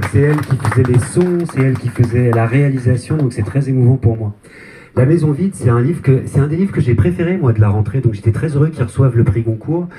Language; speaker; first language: French; native; French